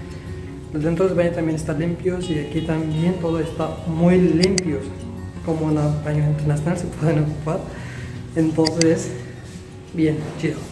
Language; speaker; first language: Spanish; non-native, learner; Urdu